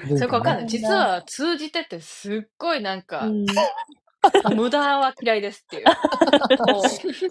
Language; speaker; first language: Japanese; native; Japanese